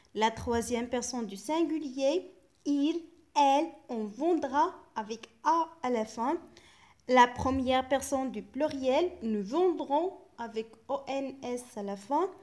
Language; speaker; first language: French; non-native, local second language; Arabic